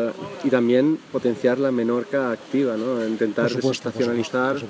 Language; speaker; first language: Spanish; native; Spanish